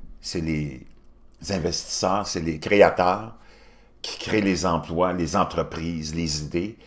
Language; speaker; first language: French; native; French